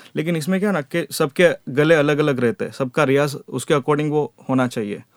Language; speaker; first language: Hindi; non-native, local second language; Gujarati